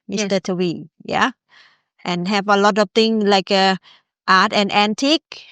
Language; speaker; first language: English; non-native, learner; Thai